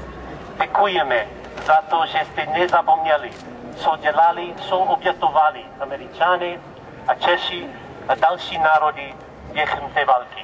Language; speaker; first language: Czech; non-native, fluent; English